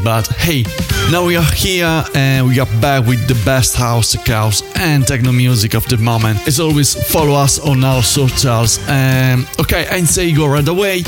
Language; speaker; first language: English; non-native, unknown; Italian